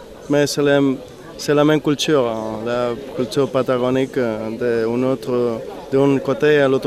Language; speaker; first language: French; non-native, learner; Spanish